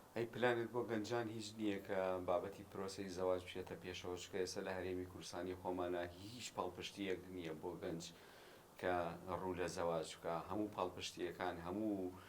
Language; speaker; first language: Central Kurdish; native; Central Kurdish